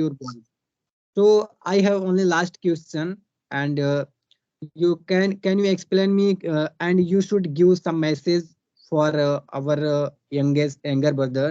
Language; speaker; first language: English; non-native, learner; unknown